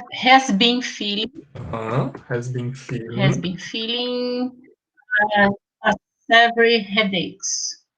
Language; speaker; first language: English; non-native, learner; Portuguese